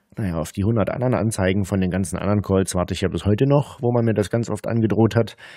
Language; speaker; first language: German; native; German